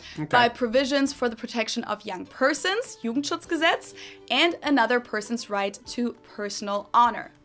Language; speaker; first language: English; non-native, fluent; German